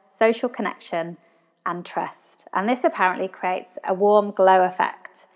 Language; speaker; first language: English; native; English